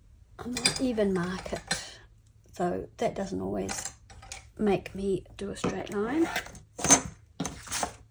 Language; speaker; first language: English; native; English